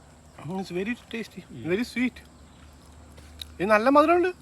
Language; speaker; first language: Malayalam; native; Malayalam